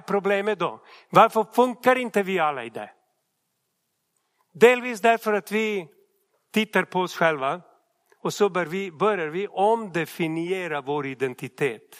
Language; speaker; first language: Swedish; non-native, fluent; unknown